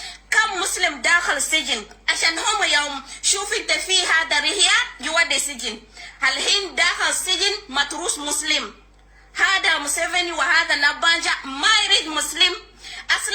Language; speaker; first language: Arabic; non-native, learner; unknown